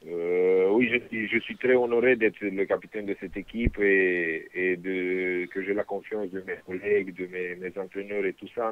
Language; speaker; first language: French; non-native, fluent; Romanian